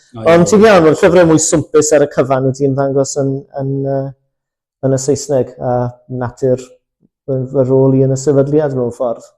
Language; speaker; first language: Welsh; native; Welsh